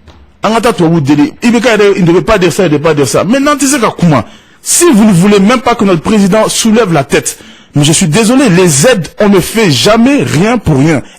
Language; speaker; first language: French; non-native, local second language; Bambara